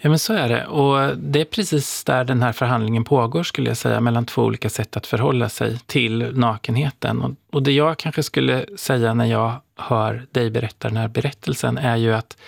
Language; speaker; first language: Swedish; native; Swedish